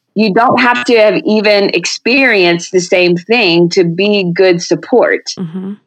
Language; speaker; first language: English; native; English